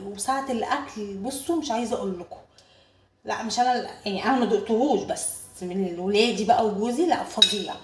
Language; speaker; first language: Arabic; native; Arabic